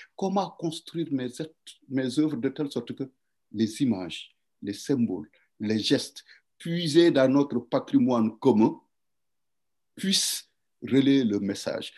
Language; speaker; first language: French; non-native, local second language; Wolof